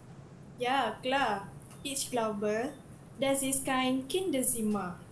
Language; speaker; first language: German; non-native, learner; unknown